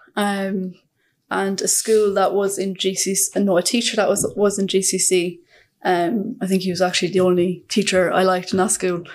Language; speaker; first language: English; native; English